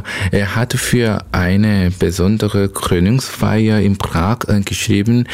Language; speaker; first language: German; non-native, learner; Korean